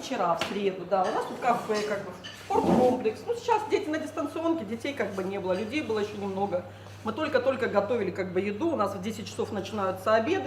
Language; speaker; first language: Russian; native; Russian